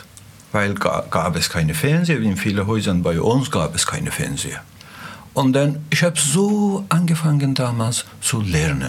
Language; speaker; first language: German; non-native, fluent; Azerbaijani